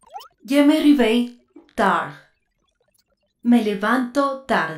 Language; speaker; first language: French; non-native, learner; Spanish